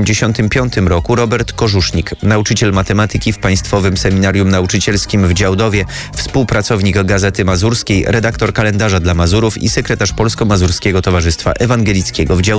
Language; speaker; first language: Polish; native; Polish